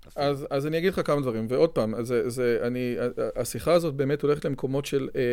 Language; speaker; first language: Hebrew; non-native, fluent; French